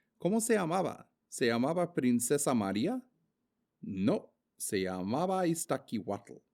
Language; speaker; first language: Spanish; non-native, fluent; English